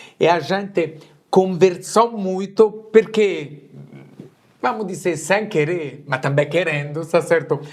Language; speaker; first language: Portuguese; non-native, fluent; Italian